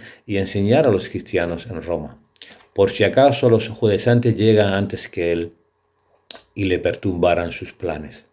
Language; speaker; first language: Spanish; native; Spanish